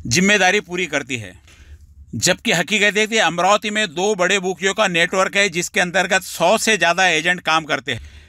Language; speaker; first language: Hindi; non-native, local second language; Marathi